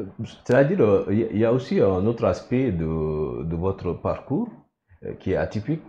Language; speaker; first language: French; non-native, local second language; Wolof